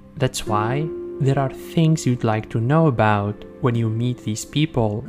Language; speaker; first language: English; non-native, fluent; Arabic